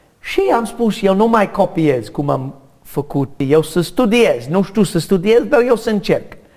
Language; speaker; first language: Romanian; non-native, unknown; English